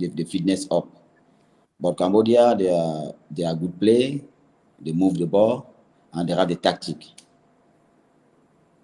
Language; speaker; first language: English; non-native, learner; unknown